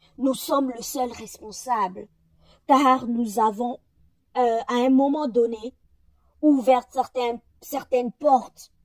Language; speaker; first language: French; non-native, local second language; Lingala